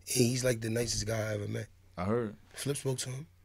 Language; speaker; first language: English; native; English